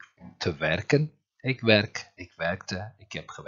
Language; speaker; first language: Dutch; non-native, fluent; Turkish